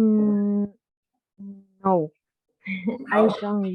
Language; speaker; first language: English; non-native, learner; Spanish